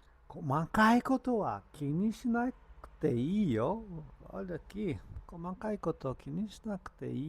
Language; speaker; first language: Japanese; non-native, fluent; Portuguese